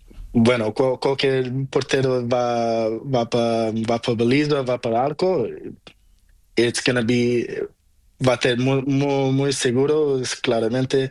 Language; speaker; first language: Spanish; non-native, learner; Portuguese